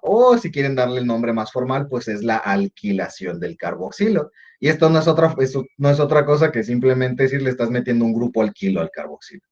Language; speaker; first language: Spanish; native; Spanish